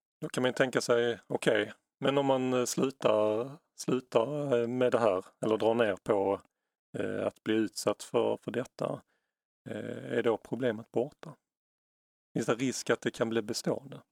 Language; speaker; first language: Swedish; native; Swedish